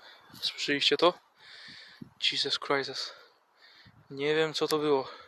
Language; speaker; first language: Polish; native; Polish